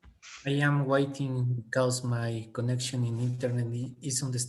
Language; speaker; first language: English; non-native, learner; Spanish